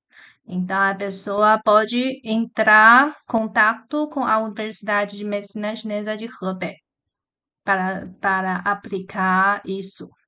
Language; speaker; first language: Portuguese; non-native, learner; Chinese